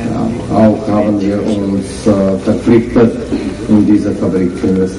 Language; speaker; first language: German; non-native, learner; Slovak